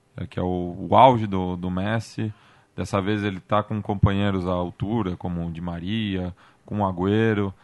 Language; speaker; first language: Portuguese; native; Portuguese